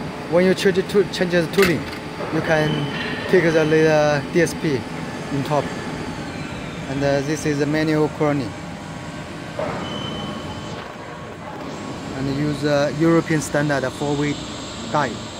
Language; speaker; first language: English; non-native, learner; Chinese